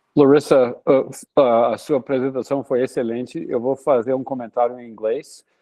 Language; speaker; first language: Portuguese; early bilingual, other home language; English